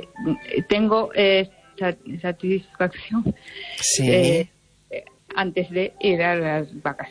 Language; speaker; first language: Spanish; non-native, learner; Japanese